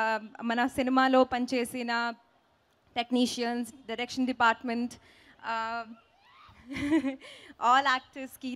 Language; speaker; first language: Telugu; non-native, local second language; Hindi